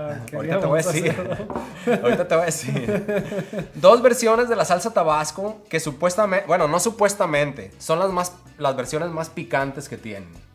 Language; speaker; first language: Spanish; native; Spanish